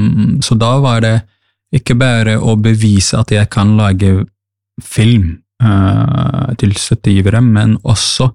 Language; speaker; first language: Norwegian; non-native, fluent; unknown